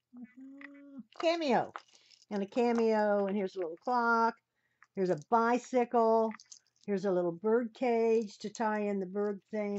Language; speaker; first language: English; native; English